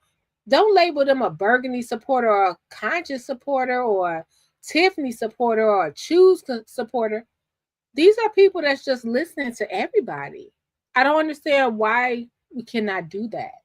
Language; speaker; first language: English; native; English